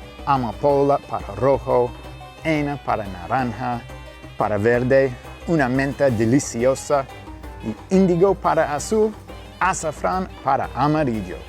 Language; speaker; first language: Spanish; non-native, fluent; English